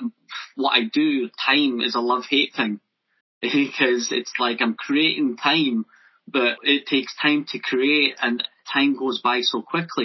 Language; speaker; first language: English; native; English